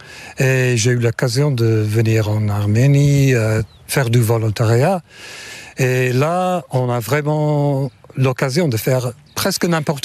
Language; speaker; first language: French; non-native, fluent; English